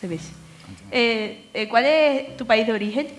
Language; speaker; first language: Spanish; native; Spanish